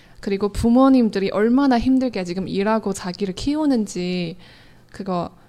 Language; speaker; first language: Korean; non-native, fluent; Chinese